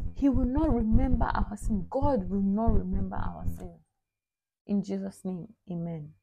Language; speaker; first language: English; non-native, local second language; Igbo